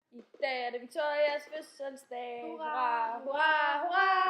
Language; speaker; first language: Danish; native; Danish